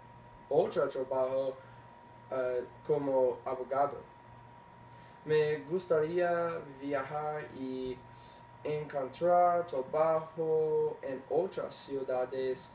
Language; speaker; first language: Spanish; non-native, learner; English